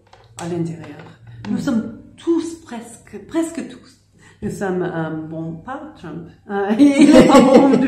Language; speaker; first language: French; non-native, learner; English